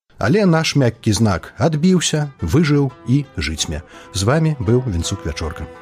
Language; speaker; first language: Belarusian; native; Belarusian